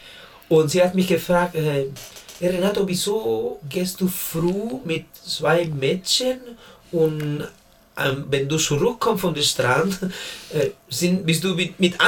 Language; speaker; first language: German; non-native, learner; Spanish